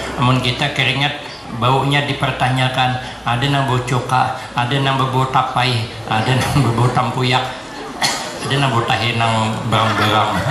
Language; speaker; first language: Indonesian; non-native, local second language; Banjar